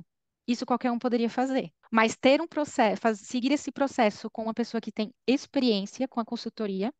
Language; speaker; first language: Portuguese; native; Portuguese